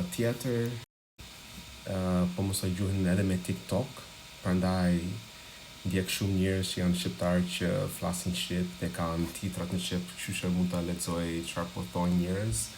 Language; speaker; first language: Albanian; non-native, learner; English